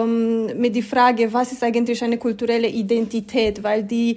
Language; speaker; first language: German; non-native, fluent; Romanian